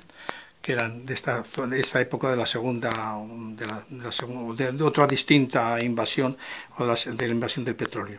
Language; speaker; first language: Spanish; native; Spanish